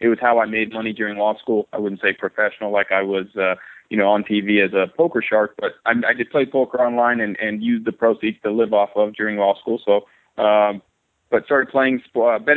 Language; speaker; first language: English; native; English